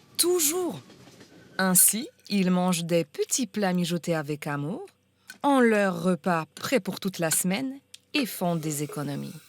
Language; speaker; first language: French; non-native, fluent; Polish